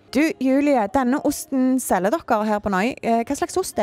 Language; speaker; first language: Norwegian; native; Norwegian